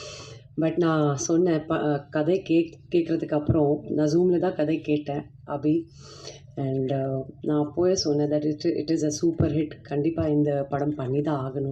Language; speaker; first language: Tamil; non-native, fluent; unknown